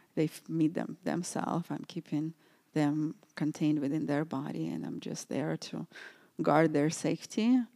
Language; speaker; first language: English; non-native, fluent; Russian